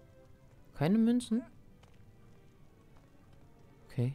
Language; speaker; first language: German; native; German